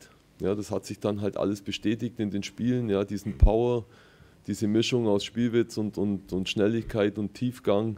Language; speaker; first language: German; native; German